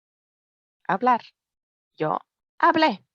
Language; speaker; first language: Spanish; non-native, fluent; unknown